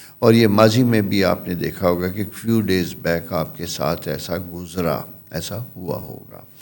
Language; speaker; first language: Urdu; non-native, local second language; Punjabi